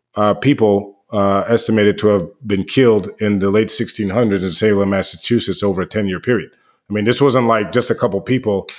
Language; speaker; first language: English; native; English